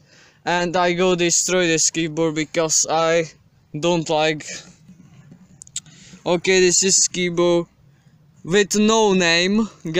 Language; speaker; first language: English; non-native, learner; Czech